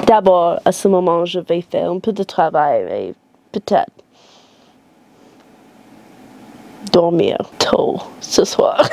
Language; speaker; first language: French; non-native, learner; English